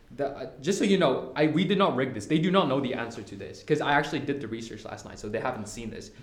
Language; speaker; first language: English; non-native, local second language; Cantonese